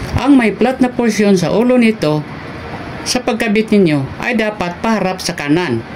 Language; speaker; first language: Filipino; non-native, local second language; Cebuano